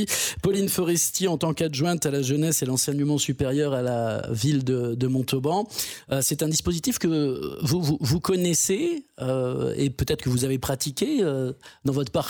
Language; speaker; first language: French; native; French